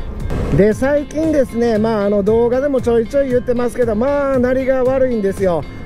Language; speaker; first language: Japanese; native; Japanese